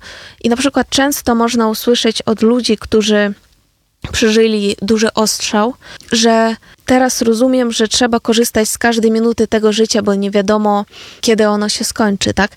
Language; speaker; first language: Polish; non-native, fluent; Ukrainian